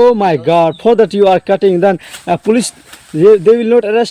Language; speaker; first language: English; non-native, learner; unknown